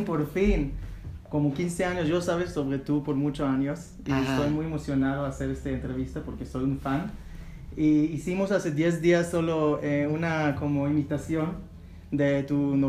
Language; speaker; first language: Spanish; non-native, learner; Hebrew